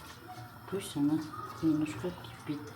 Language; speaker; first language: Russian; non-native, local second language; Kyrgyz